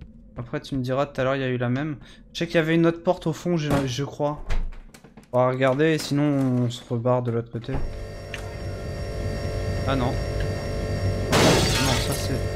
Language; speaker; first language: French; native; French